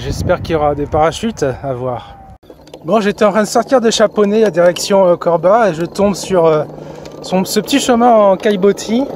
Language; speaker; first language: French; native; French